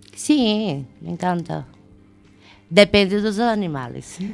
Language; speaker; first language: Spanish; non-native, learner; Portuguese